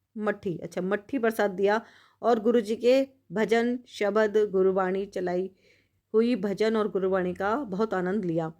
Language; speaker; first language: Hindi; native; Hindi